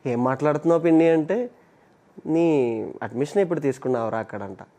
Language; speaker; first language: Telugu; non-native, local second language; Malayalam